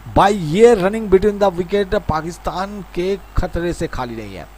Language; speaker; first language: Hindi; non-native, local second language; Bangla